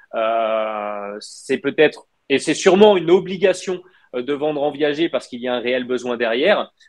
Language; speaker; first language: French; native; French